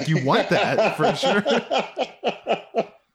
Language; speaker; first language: English; native; English